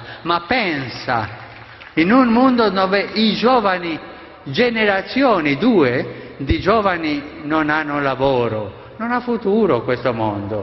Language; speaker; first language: Italian; non-native, fluent; Spanish